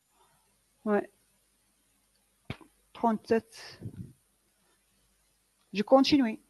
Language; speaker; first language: French; non-native, local second language; Arabic